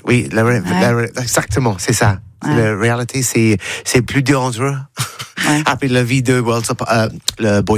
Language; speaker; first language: French; non-native, learner; English